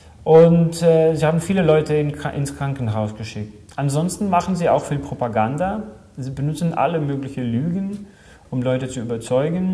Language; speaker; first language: German; non-native, fluent; Greek